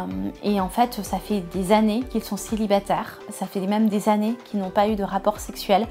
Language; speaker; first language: French; native; French